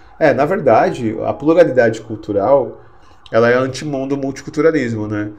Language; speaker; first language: Portuguese; native; Portuguese